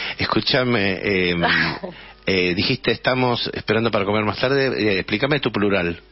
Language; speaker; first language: Spanish; native; Spanish